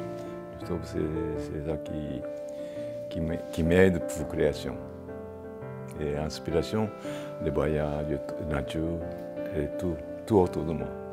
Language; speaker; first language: French; non-native, fluent; Japanese